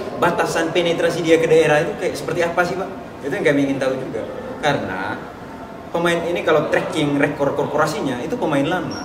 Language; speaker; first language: Indonesian; native; Indonesian